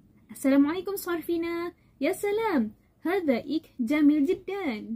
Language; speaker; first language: Arabic; non-native, learner; Malay